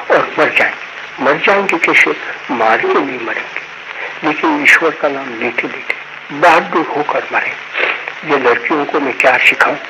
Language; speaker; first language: Hindi; non-native, local second language; Gujarati